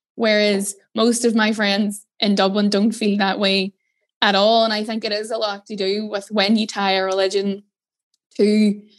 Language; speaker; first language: English; native; English